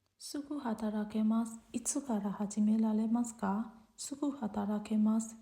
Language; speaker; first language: Japanese; non-native, fluent; Burmese